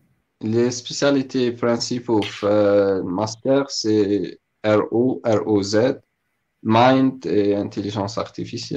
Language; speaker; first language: French; non-native, local second language; Arabic